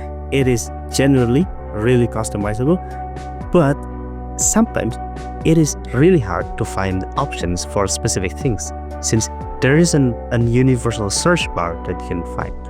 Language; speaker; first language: English; non-native, fluent; Indonesian